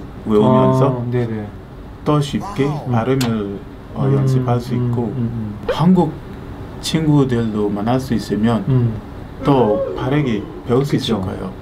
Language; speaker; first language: Korean; non-native, learner; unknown